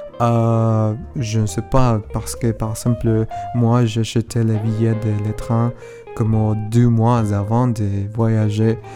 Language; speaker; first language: French; non-native, learner; Spanish